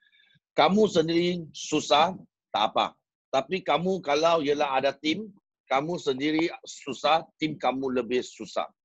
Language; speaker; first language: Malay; non-native, local second language; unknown